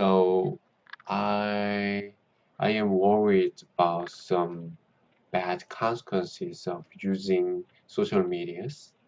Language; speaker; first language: English; non-native, learner; Korean